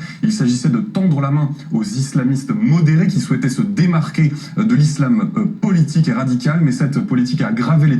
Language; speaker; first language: French; native; French